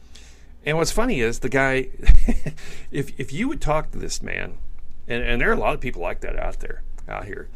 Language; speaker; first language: English; native; English